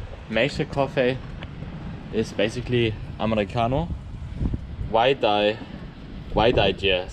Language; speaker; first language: English; non-native, fluent; German